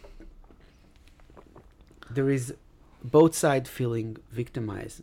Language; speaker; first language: English; non-native, fluent; Hebrew